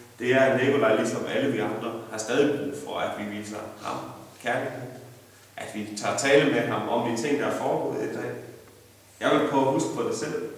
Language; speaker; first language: Danish; native; Danish